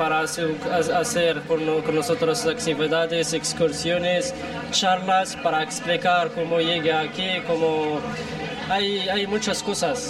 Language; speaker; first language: Spanish; non-native, learner; Arabic